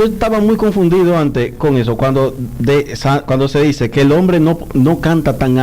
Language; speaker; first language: Spanish; native; Spanish